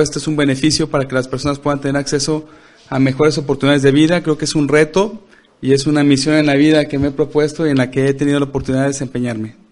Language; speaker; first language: Spanish; native; Spanish